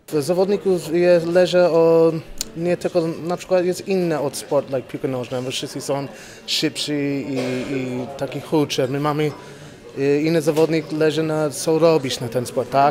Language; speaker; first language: Polish; non-native, learner; English